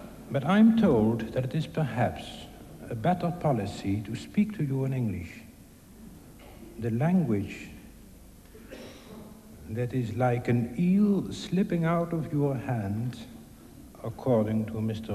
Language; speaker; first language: English; non-native, fluent; Dutch